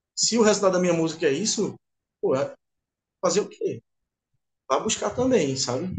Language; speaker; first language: Portuguese; native; Portuguese